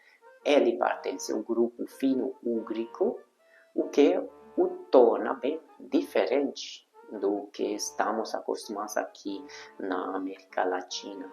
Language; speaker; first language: Portuguese; non-native, fluent; Hungarian